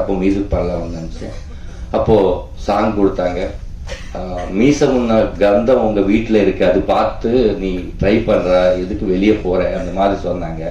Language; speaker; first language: Tamil; non-native, learner; Telugu